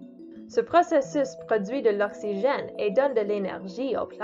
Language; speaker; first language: French; non-native, learner; English